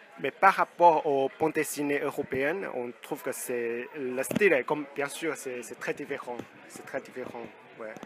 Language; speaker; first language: French; non-native, fluent; Chinese